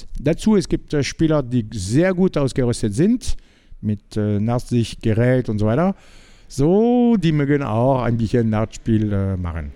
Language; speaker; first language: German; non-native, learner; French